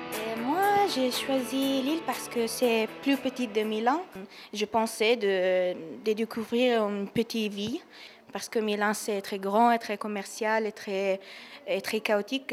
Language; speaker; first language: French; non-native, learner; Italian